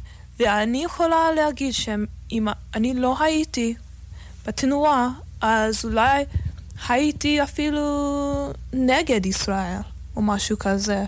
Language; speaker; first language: Hebrew; non-native, fluent; English